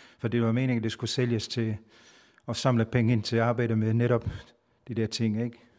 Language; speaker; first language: Danish; non-native, fluent; Italian